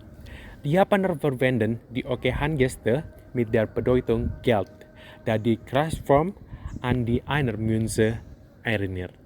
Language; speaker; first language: German; non-native, learner; Indonesian